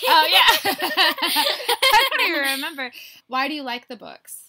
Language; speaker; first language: English; native; English